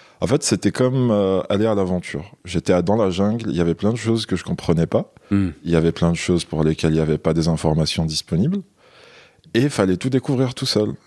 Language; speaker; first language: French; non-native, local second language; Kabyle